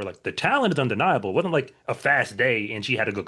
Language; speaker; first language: English; native; English